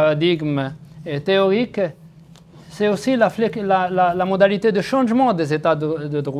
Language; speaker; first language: French; non-native, fluent; Arabic